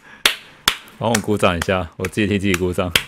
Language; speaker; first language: Chinese; native; Chinese